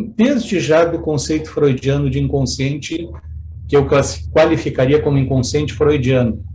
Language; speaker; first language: Portuguese; native; Portuguese